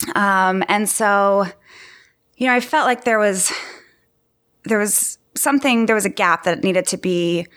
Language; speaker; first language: English; native; English